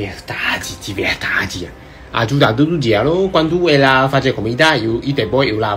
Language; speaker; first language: Portuguese; non-native, learner; Chinese